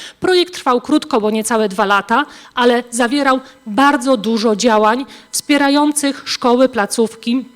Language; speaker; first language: Polish; native; Polish